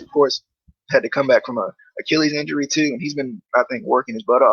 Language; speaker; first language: English; native; English